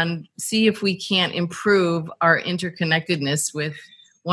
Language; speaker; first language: English; native; English